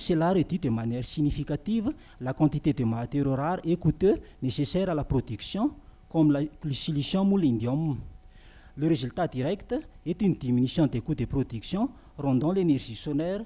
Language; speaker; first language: French; non-native, local second language; Malagasy